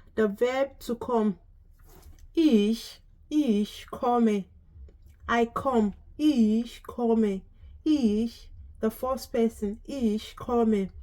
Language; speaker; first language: German; non-native, fluent; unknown